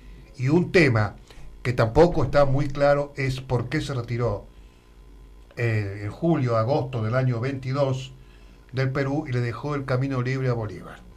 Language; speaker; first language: Spanish; native; Spanish